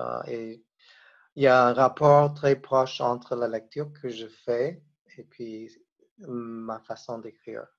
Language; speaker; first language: French; non-native, fluent; English